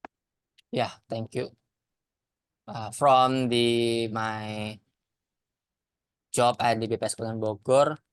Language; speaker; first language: English; non-native, learner; Indonesian